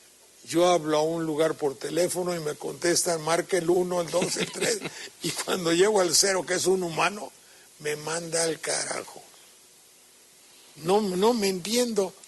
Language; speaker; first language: Spanish; native; Spanish